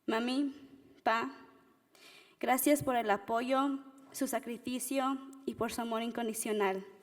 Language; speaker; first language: Spanish; early bilingual, other home language; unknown